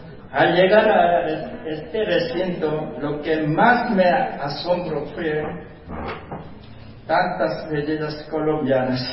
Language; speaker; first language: Spanish; non-native, fluent; Korean